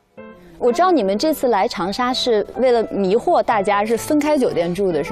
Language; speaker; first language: Chinese; native; Chinese